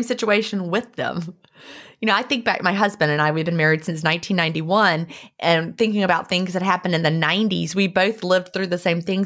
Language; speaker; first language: English; native; English